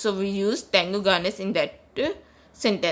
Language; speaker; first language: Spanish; non-native, learner; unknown